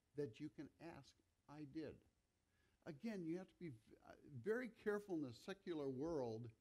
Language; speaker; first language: English; native; English